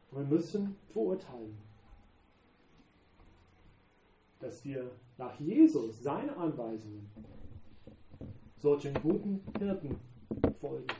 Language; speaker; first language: German; non-native, fluent; English